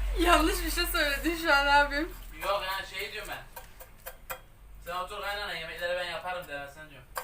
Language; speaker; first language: Turkish; native; Turkish